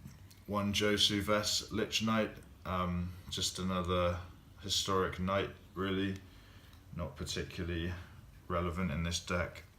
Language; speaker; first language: English; native; English